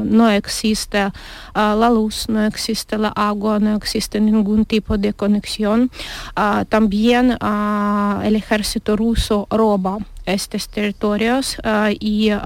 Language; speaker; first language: Spanish; non-native, learner; Ukrainian